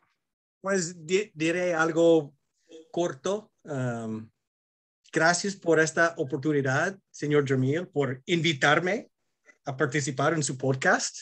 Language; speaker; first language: Spanish; non-native, fluent; English